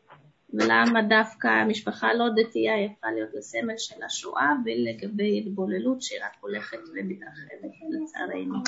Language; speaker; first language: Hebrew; non-native, fluent; Russian